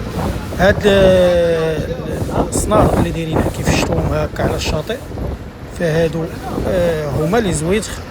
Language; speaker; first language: Arabic; native; Arabic